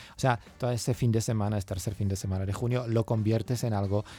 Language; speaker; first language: Spanish; non-native, fluent; Czech